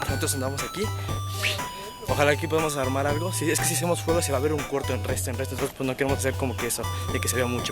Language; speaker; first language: Spanish; native; Spanish